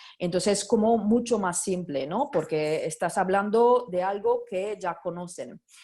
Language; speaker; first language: Spanish; non-native, fluent; Italian